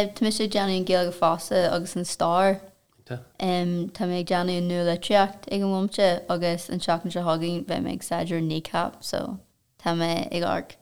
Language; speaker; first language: Irish; non-native, local second language; English